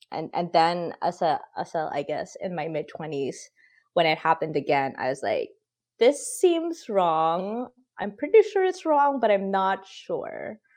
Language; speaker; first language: English; non-native, local second language; Filipino